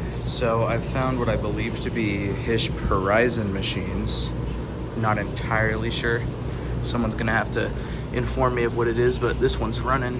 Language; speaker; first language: English; native; English